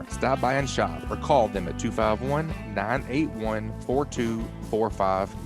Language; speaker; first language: English; native; English